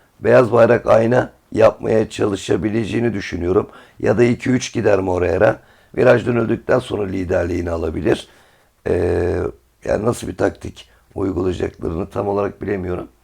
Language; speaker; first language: Turkish; native; Turkish